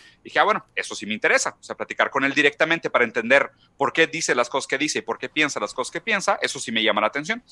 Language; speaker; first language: Spanish; non-native, fluent; Portuguese